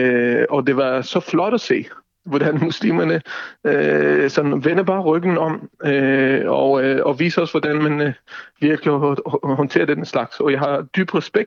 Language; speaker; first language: Danish; non-native, fluent; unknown